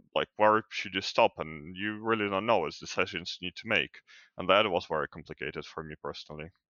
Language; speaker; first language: English; non-native, fluent; Ukrainian